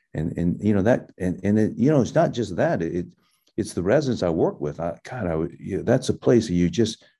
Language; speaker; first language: English; early bilingual, other home language; Min Nan Chinese